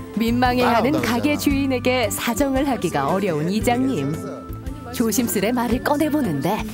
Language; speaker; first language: Korean; native; Korean